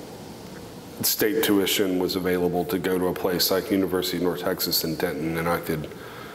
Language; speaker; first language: English; native; English